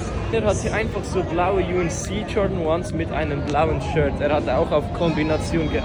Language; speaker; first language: German; native; German